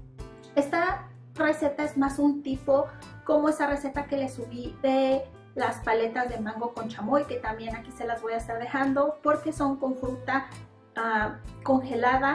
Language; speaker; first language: Spanish; native; Spanish